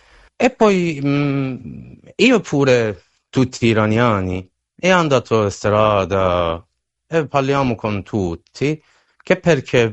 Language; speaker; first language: Italian; non-native, learner; Persian